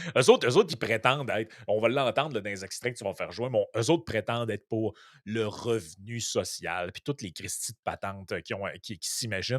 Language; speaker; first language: French; native; French